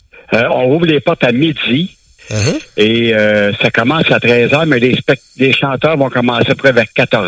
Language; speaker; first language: French; native; French